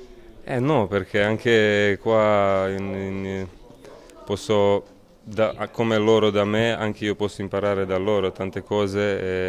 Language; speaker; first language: Italian; non-native, learner; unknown